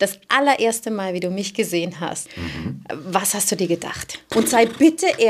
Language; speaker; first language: German; native; German